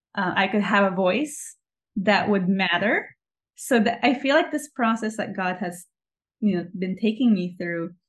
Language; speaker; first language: English; non-native, local second language; Filipino